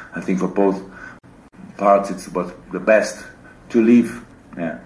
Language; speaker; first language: English; non-native, fluent; German